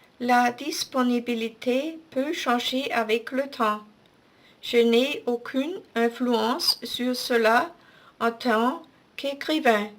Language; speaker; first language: French; non-native, fluent; German